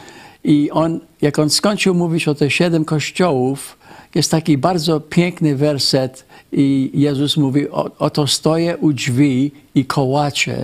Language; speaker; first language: Polish; early bilingual, heritage; Polish